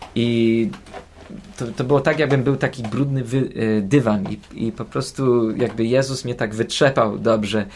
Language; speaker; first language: Polish; early bilingual, heritage; Polish